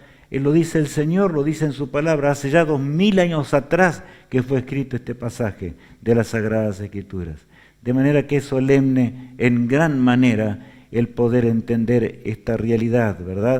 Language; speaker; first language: Spanish; native; Spanish